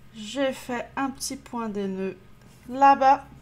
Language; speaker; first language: French; non-native, fluent; Portuguese